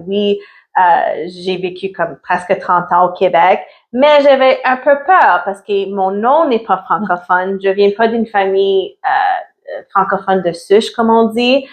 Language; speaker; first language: French; early bilingual, other home language; Italian